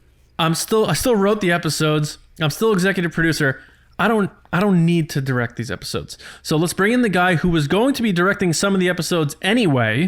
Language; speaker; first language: English; native; English